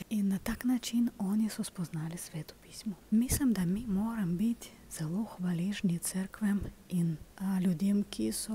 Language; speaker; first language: Slovenian; non-native, learner; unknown